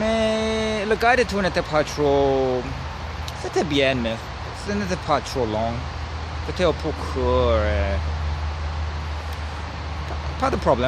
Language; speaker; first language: French; non-native, learner; English